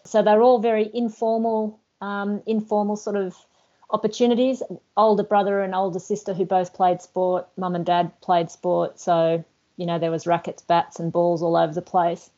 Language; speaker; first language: English; native; English